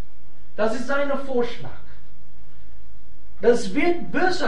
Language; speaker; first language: German; non-native, fluent; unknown